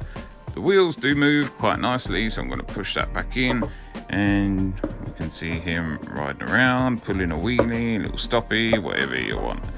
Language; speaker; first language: English; native; English